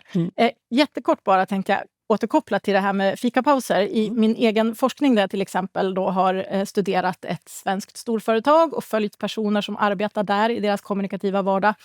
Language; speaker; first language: Swedish; native; Swedish